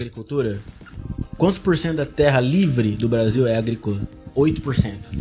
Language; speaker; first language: Portuguese; native; Portuguese